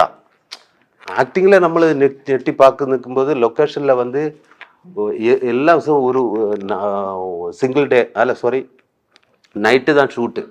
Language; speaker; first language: Tamil; non-native, learner; Malayalam